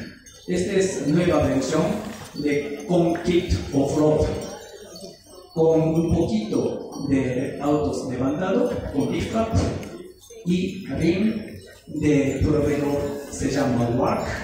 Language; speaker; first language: Spanish; non-native, learner; Japanese